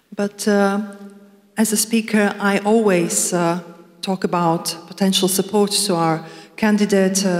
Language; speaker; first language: English; non-native, fluent; Slovak